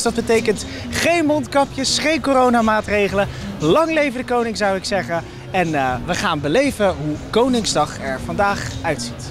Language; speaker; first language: Dutch; native; Dutch